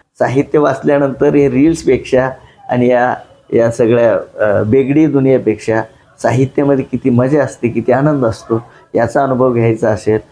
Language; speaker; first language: Marathi; non-native, local second language; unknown